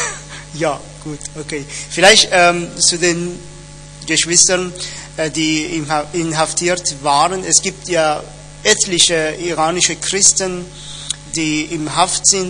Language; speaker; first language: German; non-native, fluent; Persian